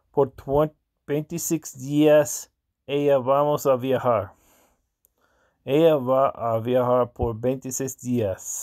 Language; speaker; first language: Spanish; non-native, learner; English